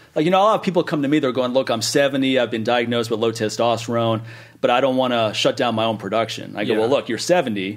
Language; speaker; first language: English; native; English